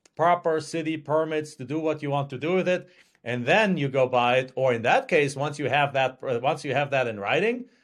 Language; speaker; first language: English; non-native, fluent; German